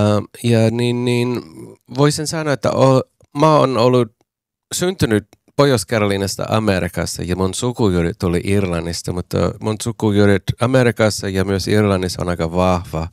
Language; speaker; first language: Finnish; non-native, learner; English